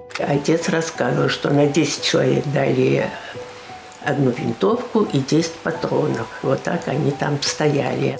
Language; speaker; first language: Russian; non-native, local second language; Crimean Tatar